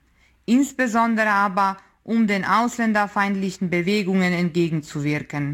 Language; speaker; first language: German; non-native, fluent; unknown